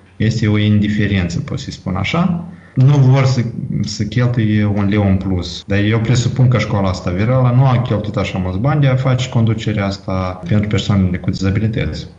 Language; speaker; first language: Romanian; native; Romanian